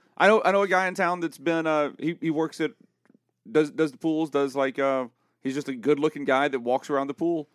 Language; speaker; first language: English; native; English